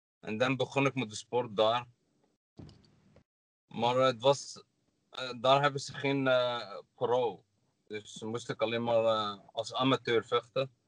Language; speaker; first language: Dutch; non-native, learner; Arabic